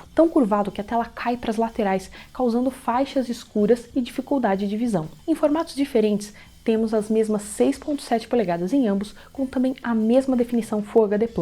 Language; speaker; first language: Portuguese; native; Portuguese